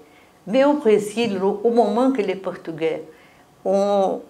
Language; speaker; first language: French; non-native, fluent; Portuguese